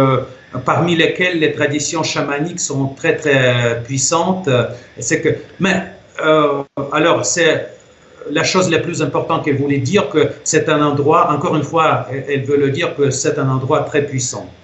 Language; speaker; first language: French; non-native, fluent; Russian